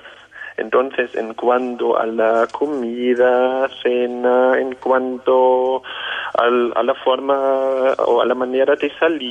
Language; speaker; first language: Spanish; non-native, fluent; German